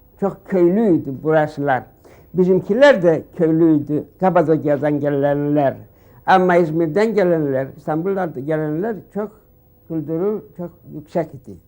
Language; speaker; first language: Turkish; early bilingual, heritage; Turkish